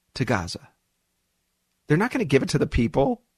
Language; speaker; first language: English; early bilingual, other home language; Arabic